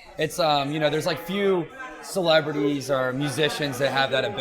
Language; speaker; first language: English; native; English